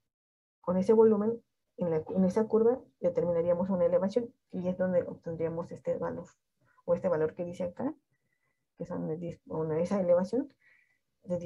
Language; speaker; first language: Spanish; native; Spanish